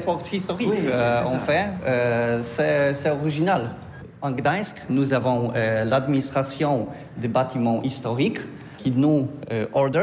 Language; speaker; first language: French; non-native, learner; Polish